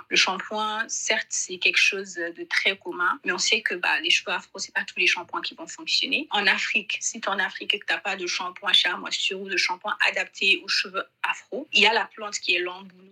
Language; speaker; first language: French; non-native, local second language; Bambara